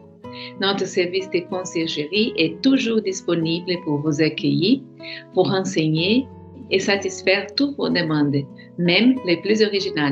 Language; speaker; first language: French; non-native, learner; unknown